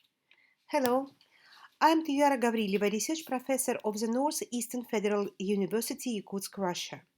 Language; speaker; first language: English; non-native, fluent; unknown